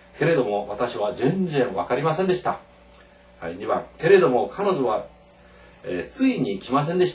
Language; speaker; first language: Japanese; non-native, fluent; Korean